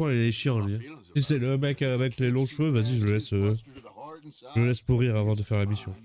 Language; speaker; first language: French; native; French